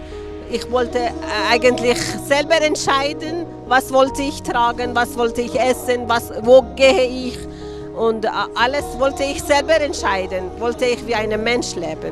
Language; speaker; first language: German; non-native, learner; Persian